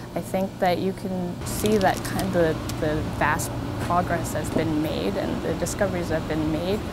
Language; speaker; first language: English; native; English